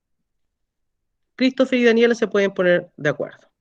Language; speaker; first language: Spanish; native; Spanish